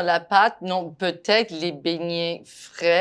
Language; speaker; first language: French; non-native, fluent; English